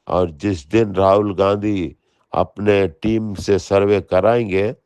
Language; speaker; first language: Hindi; non-native, local second language; Kannada